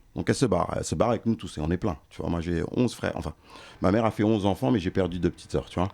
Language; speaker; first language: French; early bilingual, other home language; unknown